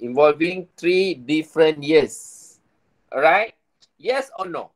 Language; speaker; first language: English; non-native, local second language; Malay